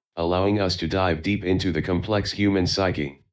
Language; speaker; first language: English; non-native, fluent; Chinese